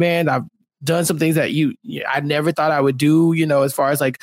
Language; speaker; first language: English; native; English